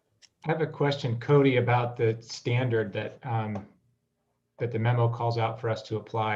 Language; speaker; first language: English; native; English